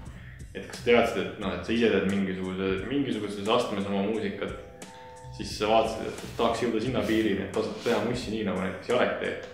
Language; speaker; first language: Estonian; native; Estonian